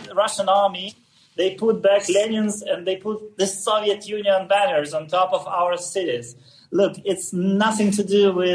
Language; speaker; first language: English; non-native, fluent; Russian